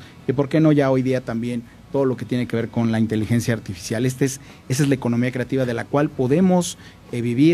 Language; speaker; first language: Spanish; native; Spanish